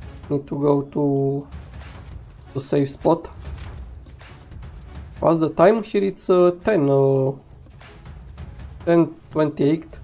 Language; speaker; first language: English; non-native, fluent; Romanian